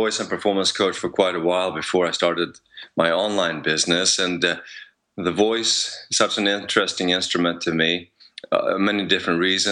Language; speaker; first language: English; non-native, fluent; Swedish